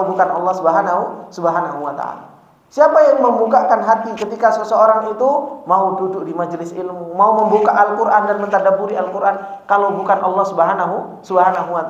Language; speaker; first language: Indonesian; native; Indonesian